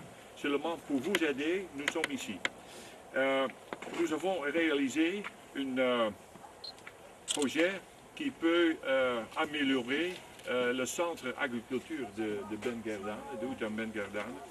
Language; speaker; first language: French; non-native, fluent; Dutch